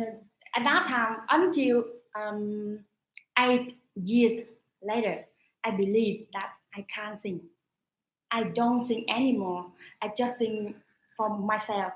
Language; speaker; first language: English; non-native, learner; Vietnamese